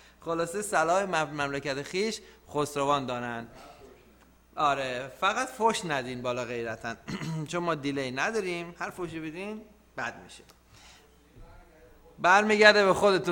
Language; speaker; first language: Persian; native; Persian